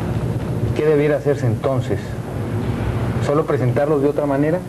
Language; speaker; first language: Spanish; native; Spanish